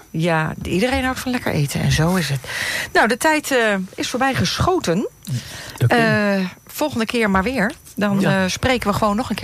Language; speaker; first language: Dutch; native; Dutch